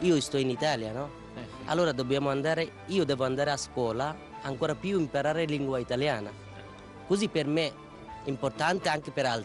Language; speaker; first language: Italian; non-native, learner; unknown